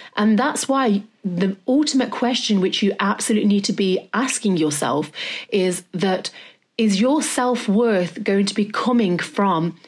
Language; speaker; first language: English; native; English